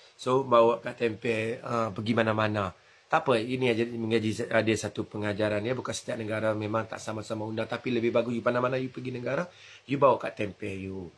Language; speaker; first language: Malay; native; Malay